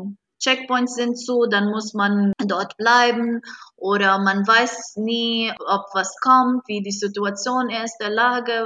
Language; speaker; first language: German; non-native, fluent; Arabic